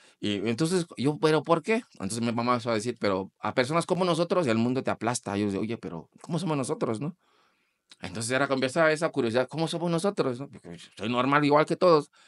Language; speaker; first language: Spanish; non-native, fluent; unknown